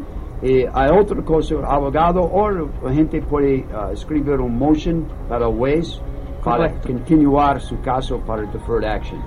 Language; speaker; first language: Spanish; non-native, learner; English